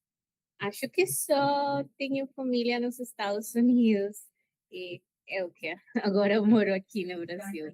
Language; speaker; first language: Portuguese; non-native, learner; Spanish